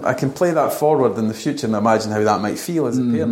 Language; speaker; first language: English; native; English